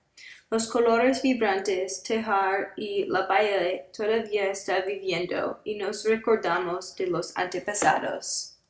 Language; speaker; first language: Spanish; non-native, learner; English